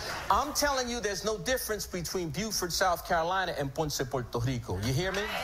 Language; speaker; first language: English; native; English